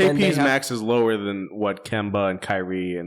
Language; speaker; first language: English; native; English